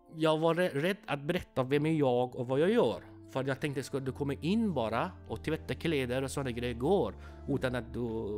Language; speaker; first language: Swedish; non-native, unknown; Persian